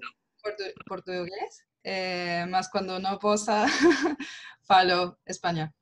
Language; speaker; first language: Portuguese; non-native, learner; Spanish